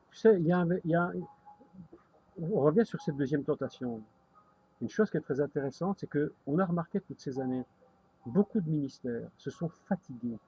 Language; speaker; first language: French; native; French